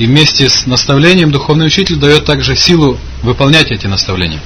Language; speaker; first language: Russian; native; Russian